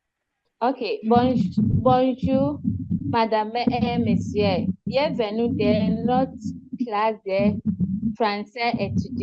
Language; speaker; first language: French; non-native, learner; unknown